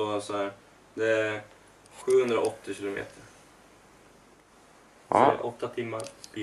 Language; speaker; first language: Swedish; native; Swedish